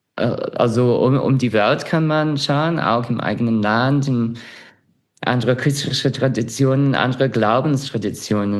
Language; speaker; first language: German; non-native, fluent; English